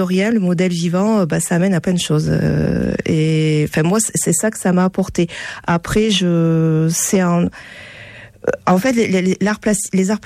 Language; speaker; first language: French; native; French